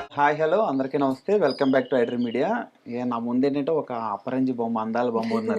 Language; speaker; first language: Telugu; native; Telugu